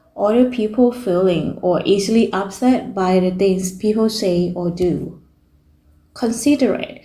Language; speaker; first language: English; non-native, fluent; Thai